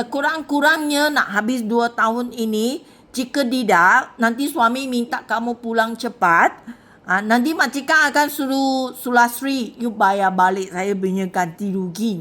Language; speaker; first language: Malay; non-native, local second language; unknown